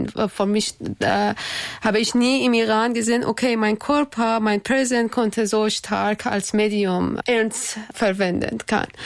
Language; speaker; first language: German; non-native, fluent; Persian